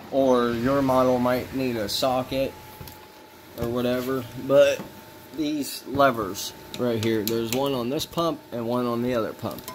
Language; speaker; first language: English; native; English